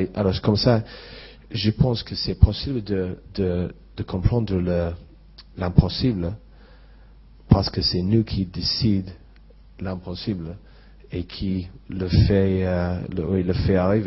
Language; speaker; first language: French; non-native, fluent; English